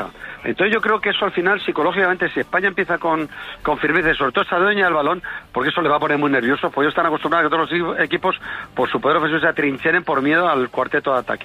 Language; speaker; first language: Spanish; native; Spanish